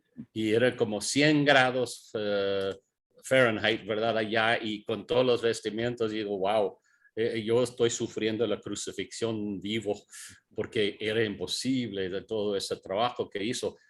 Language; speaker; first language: Spanish; non-native, fluent; English